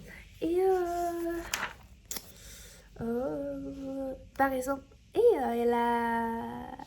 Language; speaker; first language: French; non-native, learner; Chinese